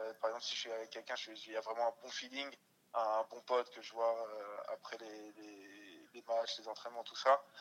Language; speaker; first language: French; early bilingual, other home language; Russian